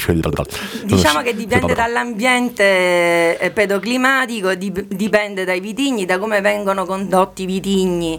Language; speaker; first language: Italian; native; Italian